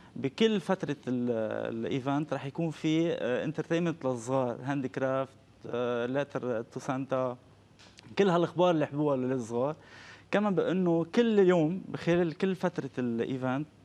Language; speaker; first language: Arabic; native; Arabic